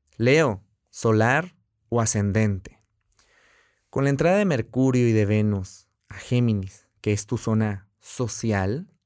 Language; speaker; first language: Spanish; native; Spanish